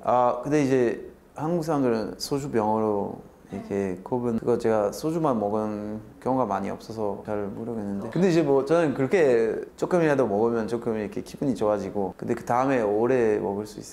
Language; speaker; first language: Korean; non-native, fluent; French